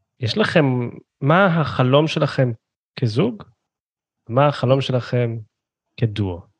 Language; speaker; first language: Hebrew; native; Hebrew